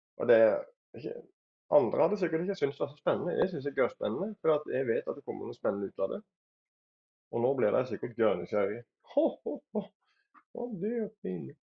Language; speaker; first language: Norwegian; native; Norwegian